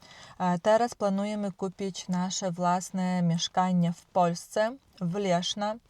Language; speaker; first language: Polish; non-native, learner; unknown